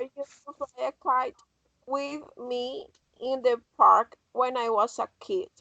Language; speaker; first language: English; non-native, learner; Spanish